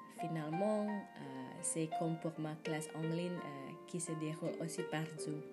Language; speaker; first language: French; non-native, learner; Indonesian